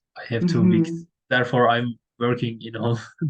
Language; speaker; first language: English; non-native, learner; Turkish